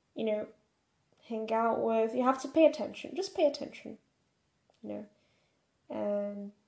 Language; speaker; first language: English; non-native, fluent; Portuguese